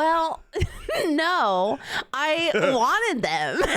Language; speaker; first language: English; native; English